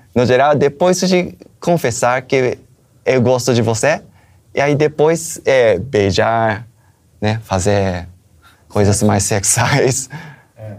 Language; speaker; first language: Portuguese; non-native, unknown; Japanese